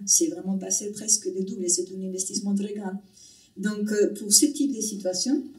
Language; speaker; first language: French; non-native, fluent; Spanish